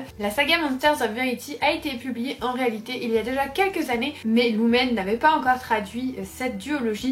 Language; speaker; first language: French; native; French